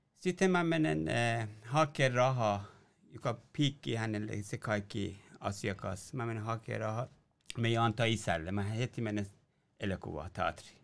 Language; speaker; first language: Finnish; non-native, learner; Persian